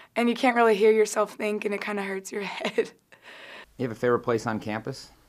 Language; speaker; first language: English; native; English